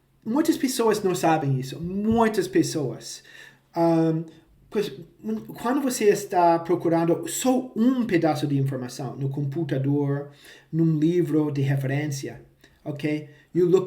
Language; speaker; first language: Portuguese; non-native, fluent; English